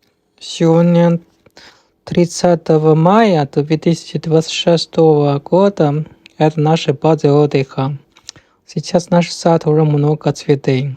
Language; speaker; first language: Russian; non-native, learner; Chinese